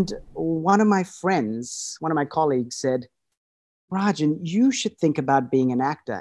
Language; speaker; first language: English; native; English